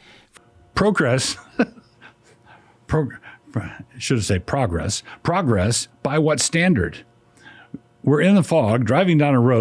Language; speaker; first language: English; native; English